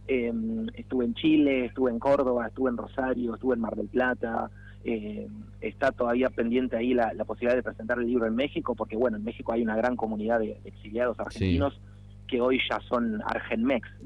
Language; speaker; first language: Spanish; native; Spanish